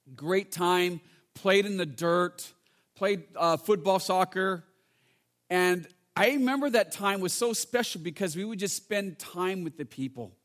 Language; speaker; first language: English; native; English